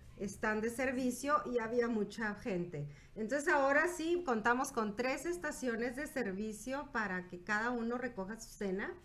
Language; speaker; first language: Spanish; native; Spanish